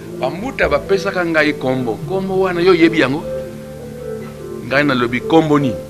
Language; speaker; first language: Lingala; non-native, local second language; Kongo